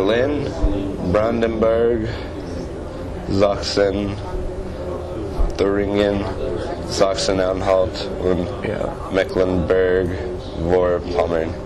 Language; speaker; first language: German; non-native, learner; English